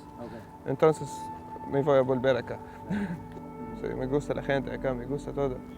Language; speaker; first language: Spanish; non-native, learner; Arabic